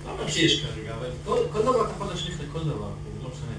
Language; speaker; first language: Hebrew; native; Hebrew